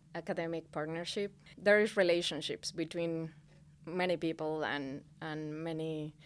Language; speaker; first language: English; non-native, fluent; Spanish